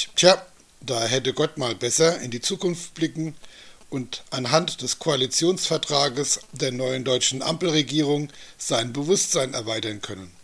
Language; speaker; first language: German; native; German